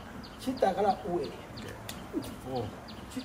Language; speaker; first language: Japanese; non-native, learner; Thai